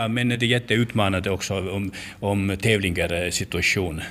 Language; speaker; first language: Swedish; non-native, learner; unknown